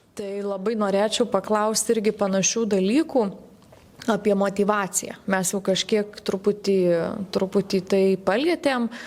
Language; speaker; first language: Lithuanian; native; Lithuanian